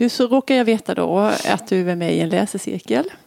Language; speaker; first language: Swedish; native; Swedish